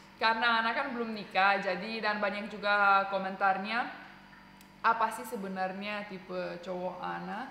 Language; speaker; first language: Indonesian; non-native, fluent; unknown